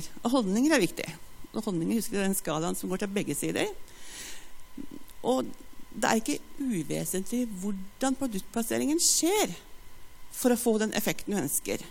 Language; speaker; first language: Norwegian; native; Norwegian